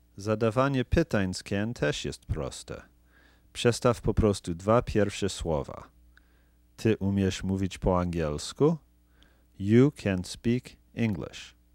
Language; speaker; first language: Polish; non-native, fluent; English